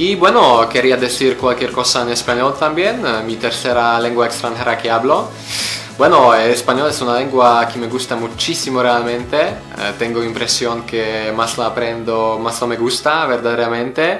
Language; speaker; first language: Spanish; non-native, learner; Polish